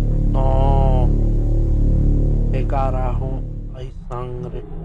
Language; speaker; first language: Spanish; native; Spanish